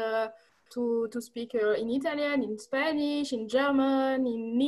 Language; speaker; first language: English; non-native, learner; French